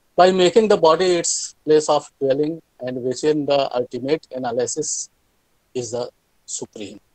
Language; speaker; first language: English; non-native, local second language; Hindi